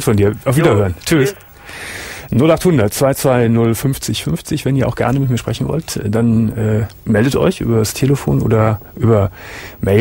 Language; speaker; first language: German; native; German